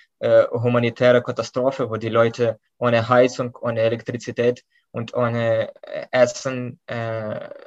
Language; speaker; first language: German; non-native, fluent; Ukrainian